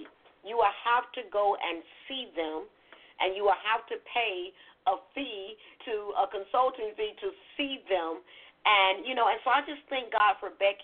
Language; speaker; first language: English; native; English